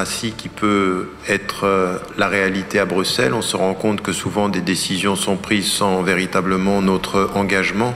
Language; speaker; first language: French; early bilingual, other home language; Arabic